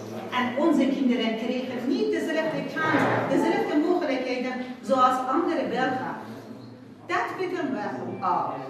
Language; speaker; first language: Dutch; non-native, fluent; Persian